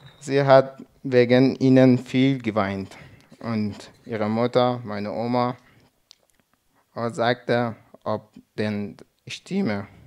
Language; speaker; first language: German; non-native, learner; Persian